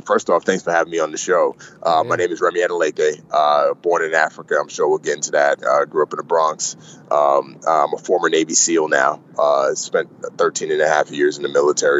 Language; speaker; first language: English; native; English